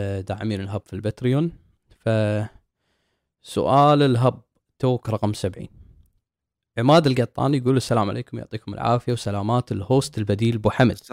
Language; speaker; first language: Arabic; native; Arabic